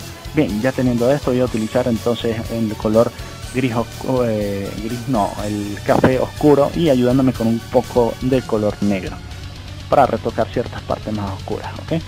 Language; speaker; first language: Spanish; native; Spanish